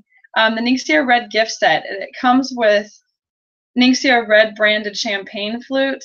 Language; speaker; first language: English; native; English